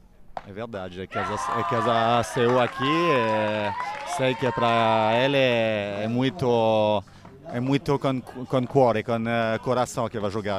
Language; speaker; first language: Portuguese; non-native, learner; Italian